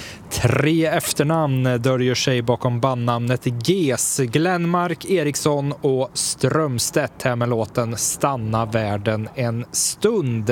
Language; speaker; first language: Swedish; native; Swedish